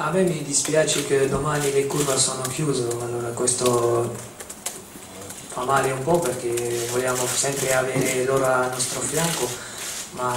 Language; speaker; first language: Italian; non-native, fluent; Dutch